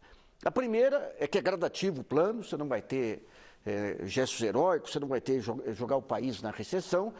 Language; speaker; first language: Portuguese; native; Portuguese